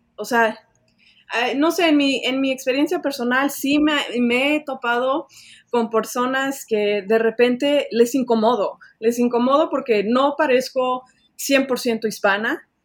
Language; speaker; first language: Spanish; early bilingual, heritage; Spanish